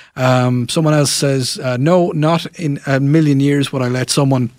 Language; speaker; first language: English; non-native, local second language; Irish